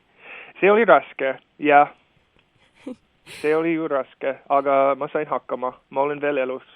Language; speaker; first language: Estonian; non-native, fluent; English